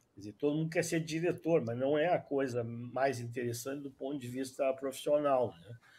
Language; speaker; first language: Portuguese; native; Portuguese